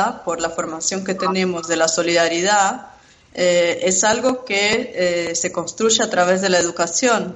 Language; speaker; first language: Spanish; non-native, fluent; Portuguese